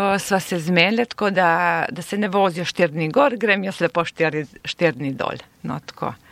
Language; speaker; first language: Slovenian; non-native, local second language; Serbian